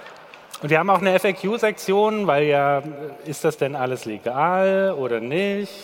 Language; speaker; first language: German; native; German